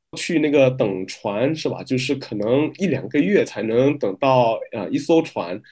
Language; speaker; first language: Chinese; non-native, fluent; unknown